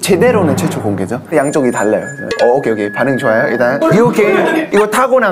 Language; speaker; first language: Korean; non-native, fluent; Thai